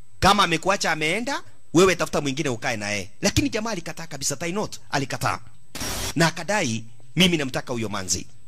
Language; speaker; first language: Swahili; native; Swahili